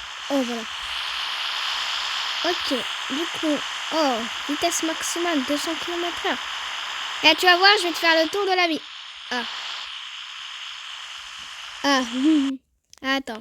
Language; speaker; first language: French; native; French